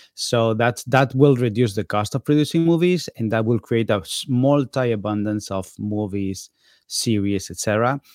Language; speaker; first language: English; non-native, fluent; Spanish